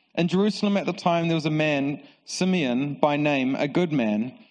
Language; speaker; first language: English; native; English